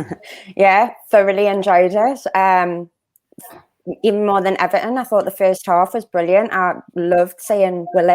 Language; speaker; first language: English; native; English